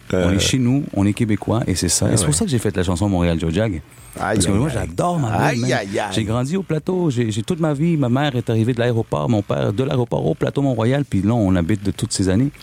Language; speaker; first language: French; early bilingual, other home language; Spanish